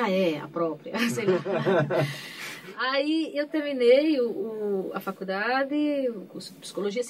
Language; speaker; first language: Portuguese; native; Portuguese